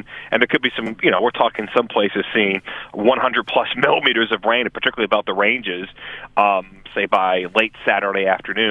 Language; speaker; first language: English; native; English